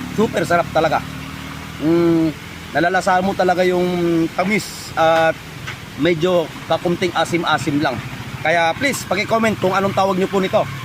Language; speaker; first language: Filipino; native; Filipino